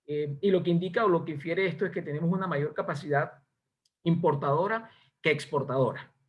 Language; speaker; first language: Spanish; native; Spanish